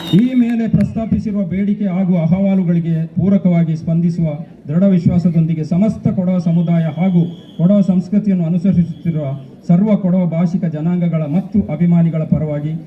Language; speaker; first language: Kannada; non-native, local second language; Kodava